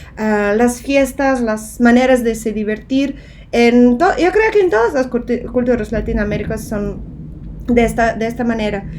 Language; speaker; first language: Spanish; non-native, fluent; Russian